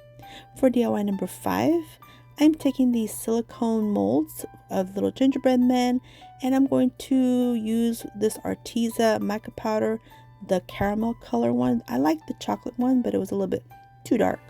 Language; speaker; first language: English; native; English